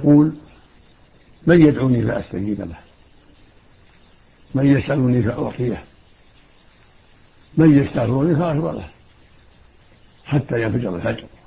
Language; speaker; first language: Arabic; native; Arabic